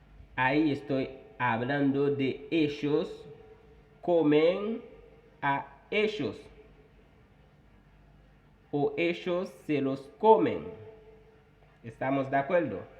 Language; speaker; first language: Spanish; non-native, fluent; Haitian Creole